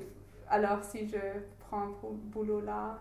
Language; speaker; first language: French; non-native, learner; English